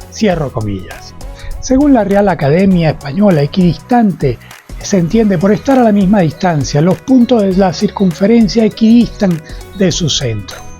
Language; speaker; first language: Spanish; native; Spanish